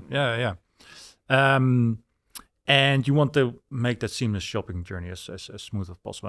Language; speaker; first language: English; non-native, fluent; Dutch